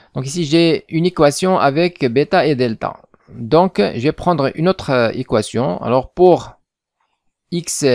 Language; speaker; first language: French; non-native, local second language; Arabic